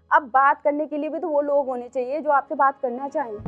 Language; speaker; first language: Hindi; native; Hindi